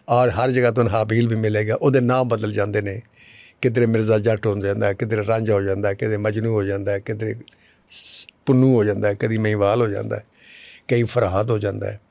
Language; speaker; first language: Urdu; non-native, local second language; Punjabi